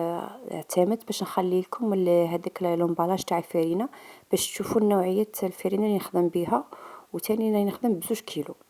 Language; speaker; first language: Arabic; native; Arabic